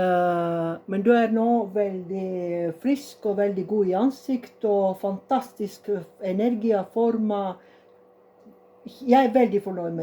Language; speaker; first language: Norwegian; non-native, learner; Serbian